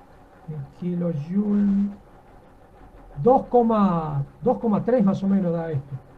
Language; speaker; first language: Spanish; native; Spanish